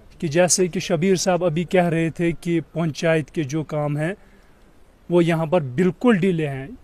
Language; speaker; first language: Hindi; non-native, local second language; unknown